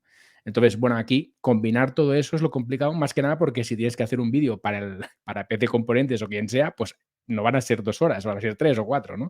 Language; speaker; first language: Spanish; native; Spanish